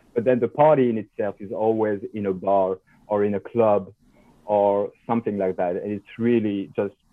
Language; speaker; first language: English; non-native, fluent; French